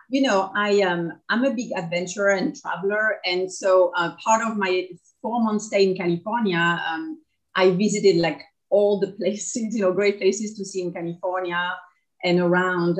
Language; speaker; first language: English; non-native, fluent; French